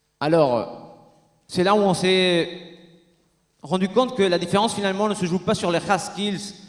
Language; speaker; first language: French; non-native, fluent; Spanish